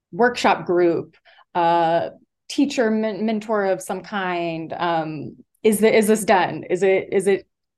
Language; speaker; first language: English; native; English